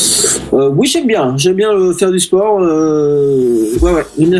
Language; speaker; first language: French; native; French